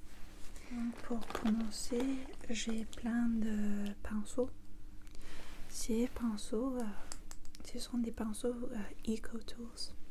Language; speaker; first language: French; non-native, learner; English